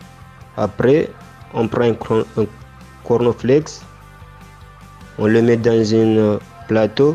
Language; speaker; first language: French; non-native, learner; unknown